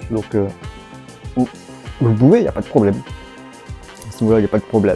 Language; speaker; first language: French; native; French